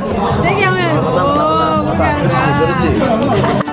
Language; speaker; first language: Korean; non-native, learner; Filipino